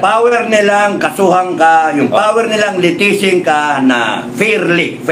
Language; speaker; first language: Filipino; native; Filipino